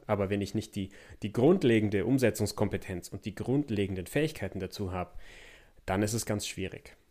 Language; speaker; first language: German; native; German